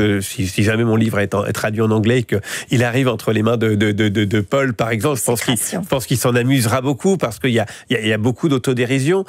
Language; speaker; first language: French; native; French